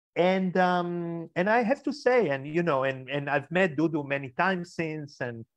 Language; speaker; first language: English; early bilingual, other home language; Spanish